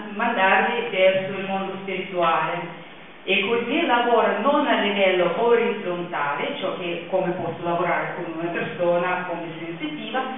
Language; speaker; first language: Italian; non-native, fluent; Russian